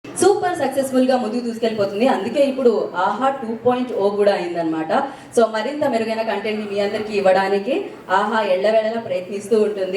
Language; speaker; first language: Telugu; native; Telugu